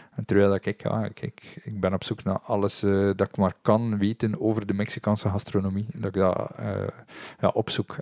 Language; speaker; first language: Dutch; native; Dutch